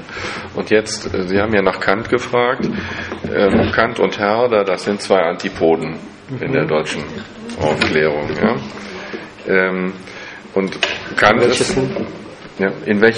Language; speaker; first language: German; non-native, fluent; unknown